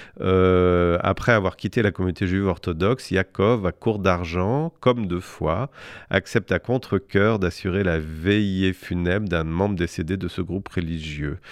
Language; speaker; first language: French; native; French